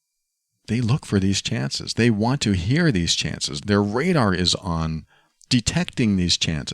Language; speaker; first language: English; native; English